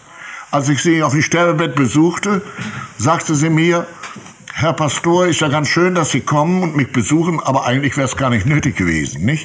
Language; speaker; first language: German; native; German